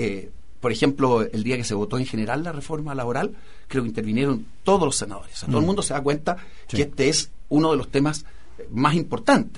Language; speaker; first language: Spanish; native; Spanish